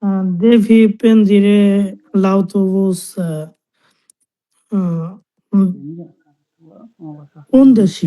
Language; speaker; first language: Italian; non-native, learner; Bangla